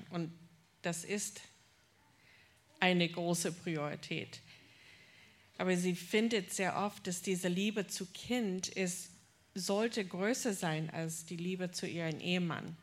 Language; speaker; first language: German; non-native, fluent; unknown